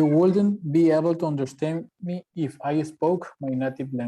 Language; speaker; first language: English; non-native, learner; Spanish